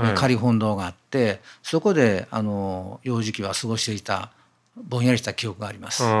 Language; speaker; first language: Japanese; native; Japanese